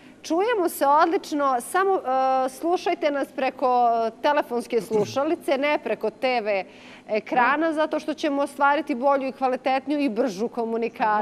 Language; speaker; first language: Bosnian; native; Bosnian